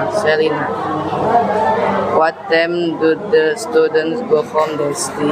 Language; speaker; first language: English; non-native, learner; Indonesian